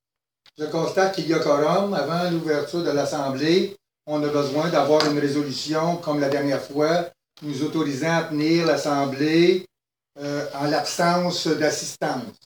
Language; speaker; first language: French; native; French